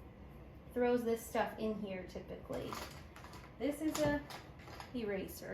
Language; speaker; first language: English; native; English